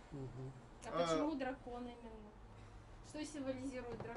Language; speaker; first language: Russian; native; Russian